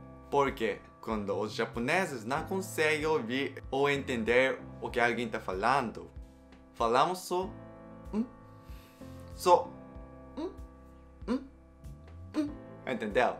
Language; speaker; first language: Portuguese; non-native, learner; Japanese